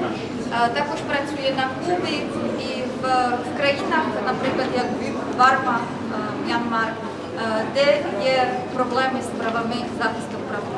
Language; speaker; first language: Ukrainian; non-native, fluent; Czech